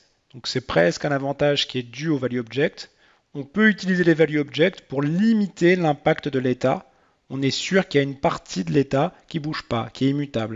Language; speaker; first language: French; native; French